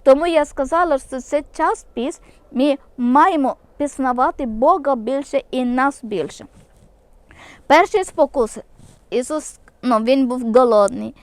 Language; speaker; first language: Ukrainian; non-native, local second language; Malayalam